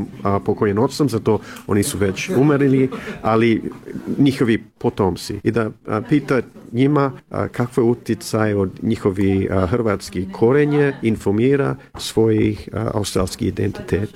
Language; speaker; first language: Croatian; early bilingual, heritage; English